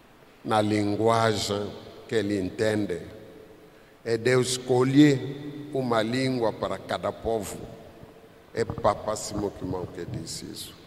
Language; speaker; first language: Portuguese; non-native, fluent; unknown